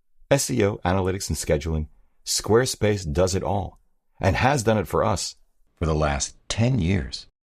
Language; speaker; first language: English; native; English